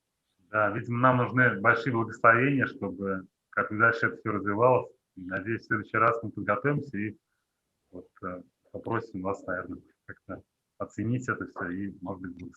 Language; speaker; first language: Russian; native; Russian